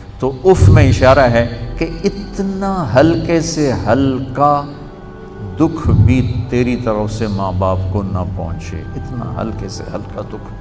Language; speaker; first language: Urdu; non-native, local second language; Punjabi